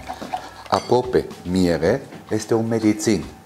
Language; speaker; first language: Romanian; non-native, learner; German